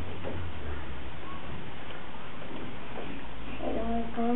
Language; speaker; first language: French; non-native, learner; English